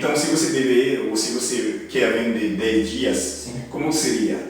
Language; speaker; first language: Portuguese; non-native, learner; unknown